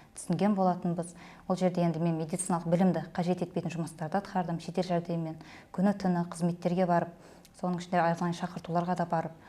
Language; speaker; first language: Kazakh; native; Kazakh